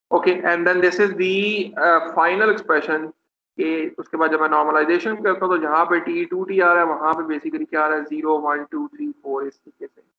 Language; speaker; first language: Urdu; non-native, local second language; Punjabi